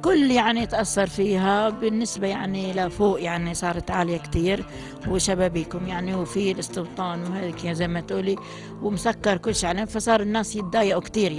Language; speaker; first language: Arabic; native; Arabic